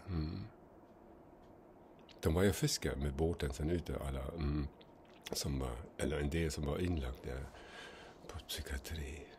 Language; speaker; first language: Swedish; non-native, fluent; German